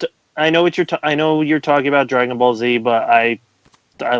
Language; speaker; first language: English; native; English